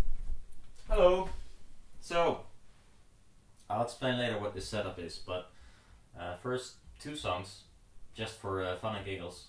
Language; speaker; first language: English; non-native, fluent; Dutch